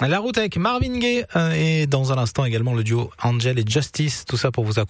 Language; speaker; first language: French; native; French